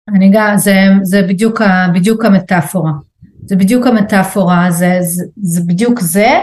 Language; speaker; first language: Hebrew; native; Hebrew